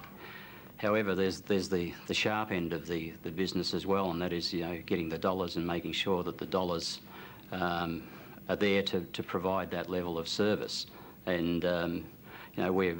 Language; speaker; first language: English; native; English